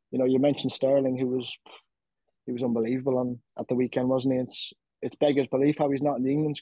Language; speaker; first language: English; native; English